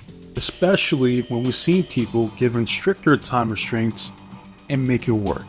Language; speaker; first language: English; native; English